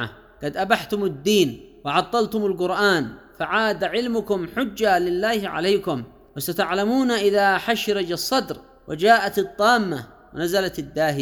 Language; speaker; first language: Arabic; native; Arabic